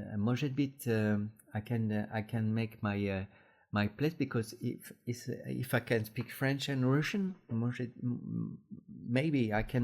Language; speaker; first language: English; non-native, learner; French